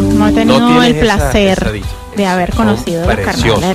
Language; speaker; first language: Spanish; native; Spanish